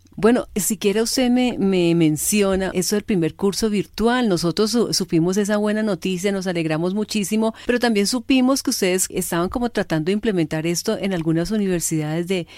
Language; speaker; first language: Spanish; native; Spanish